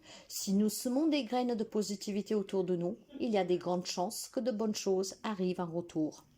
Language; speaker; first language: French; non-native, fluent; Italian